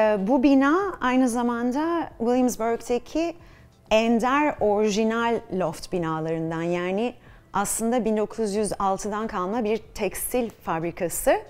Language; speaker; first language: Turkish; native; Turkish